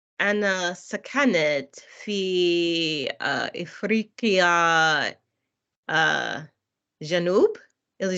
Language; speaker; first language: Arabic; non-native, learner; English